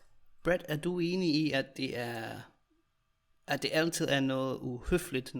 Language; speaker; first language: Danish; native; Danish